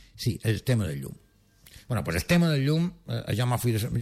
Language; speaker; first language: Spanish; non-native, local second language; Catalan